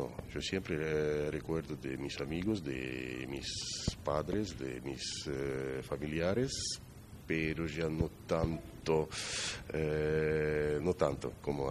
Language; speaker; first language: Spanish; non-native, learner; Georgian